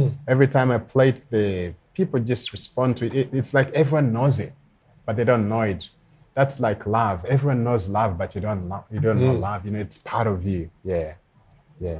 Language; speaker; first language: English; non-native, local second language; Luo (Kenya and Tanzania)